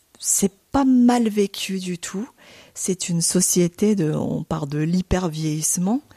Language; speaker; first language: French; non-native, fluent; Japanese